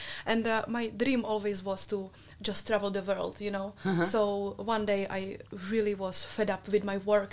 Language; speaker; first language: English; non-native, fluent; Czech